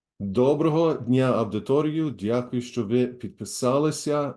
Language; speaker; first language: Ukrainian; early bilingual, heritage; Ukrainian